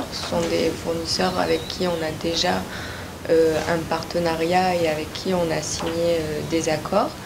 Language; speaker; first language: French; native; French